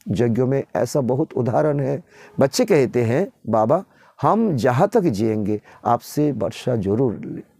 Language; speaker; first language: Hindi; non-native, local second language; Bangla